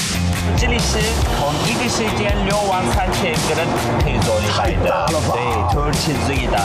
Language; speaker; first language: Chinese; non-native, fluent; Turkish